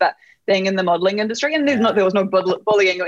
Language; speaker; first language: English; native; English